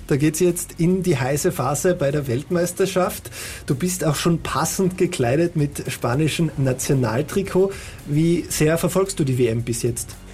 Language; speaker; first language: German; native; German